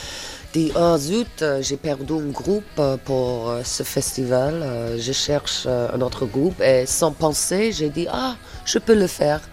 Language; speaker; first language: French; non-native, fluent; English